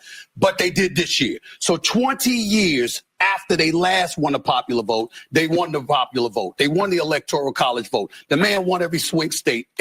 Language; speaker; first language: English; native; English